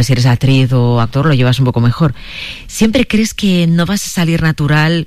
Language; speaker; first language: Spanish; native; Spanish